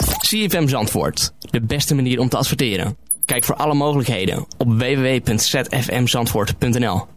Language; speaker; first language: Dutch; native; Dutch